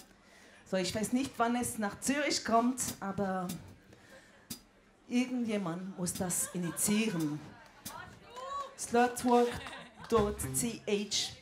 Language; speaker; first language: German; non-native, local second language; French